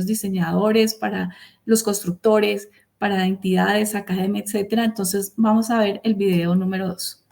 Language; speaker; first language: Spanish; native; Spanish